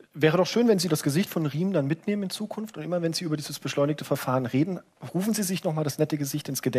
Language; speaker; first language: German; native; German